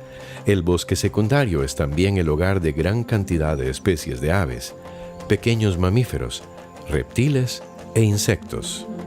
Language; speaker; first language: Spanish; native; Spanish